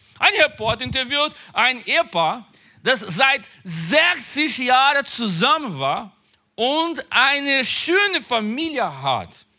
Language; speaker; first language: German; non-native, learner; Portuguese